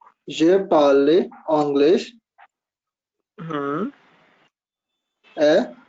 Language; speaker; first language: French; non-native, learner; Hindi